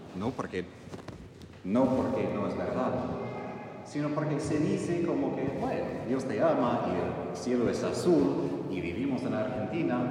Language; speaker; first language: Spanish; non-native, fluent; English